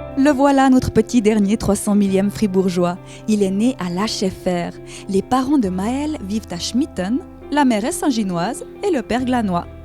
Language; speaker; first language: French; native; French